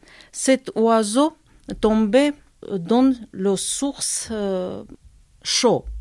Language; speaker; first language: French; non-native, learner; Georgian